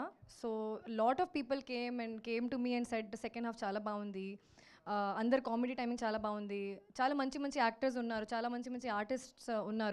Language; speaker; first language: Telugu; non-native, learner; Hindi